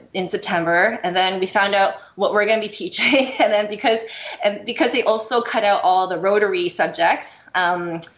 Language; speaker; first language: English; native; English